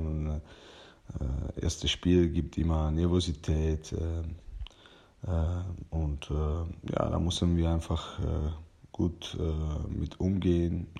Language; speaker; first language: German; non-native, fluent; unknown